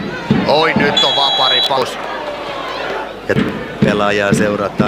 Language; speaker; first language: Finnish; native; Finnish